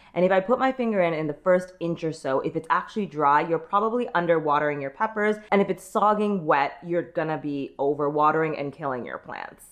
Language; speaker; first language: English; native; English